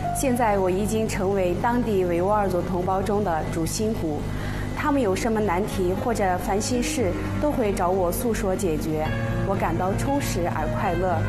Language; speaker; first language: Chinese; non-native, local second language; Uyghur